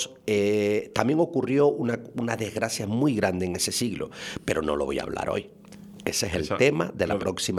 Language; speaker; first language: Spanish; native; Spanish